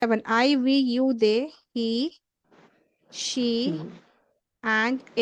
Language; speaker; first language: English; non-native, local second language; Hindi